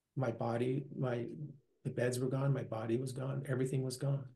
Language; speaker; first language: English; native; English